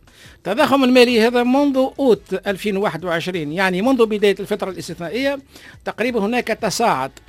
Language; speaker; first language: Arabic; native; Arabic